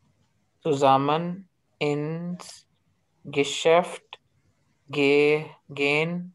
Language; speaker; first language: German; non-native, learner; Urdu